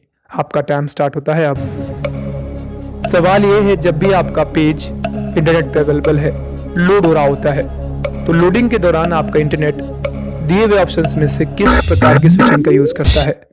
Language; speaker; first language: Hindi; native; Hindi